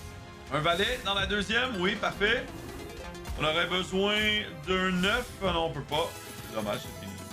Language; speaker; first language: French; native; French